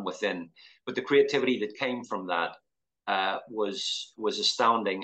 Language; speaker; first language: English; native; English